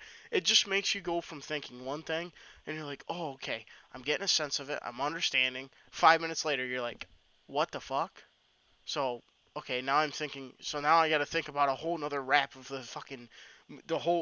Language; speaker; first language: English; native; English